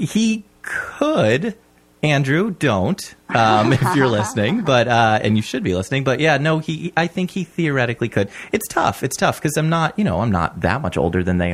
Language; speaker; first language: English; native; English